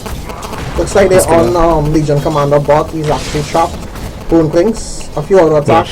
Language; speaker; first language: English; native; English